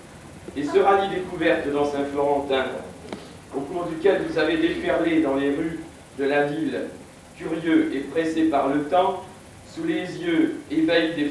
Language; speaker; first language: French; native; French